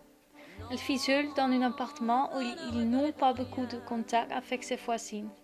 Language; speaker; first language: French; non-native, learner; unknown